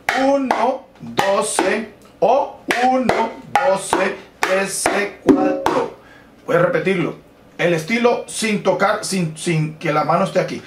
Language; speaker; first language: Spanish; native; Spanish